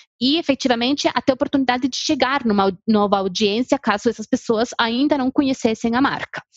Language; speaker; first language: Portuguese; non-native, fluent; Spanish